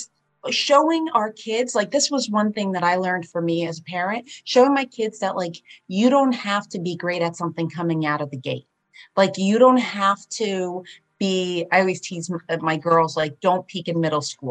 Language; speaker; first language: English; early bilingual, other home language; Polish